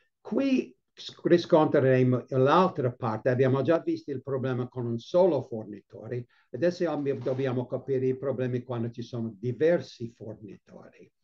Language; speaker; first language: Italian; non-native, fluent; English